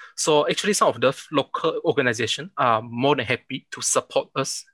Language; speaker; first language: English; non-native, local second language; Chinese